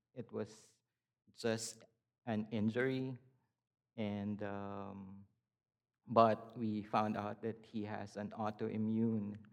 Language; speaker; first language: English; non-native, local second language; Filipino